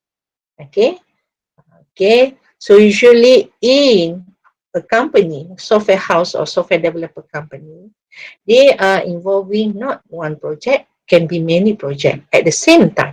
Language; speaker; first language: English; non-native, local second language; Malay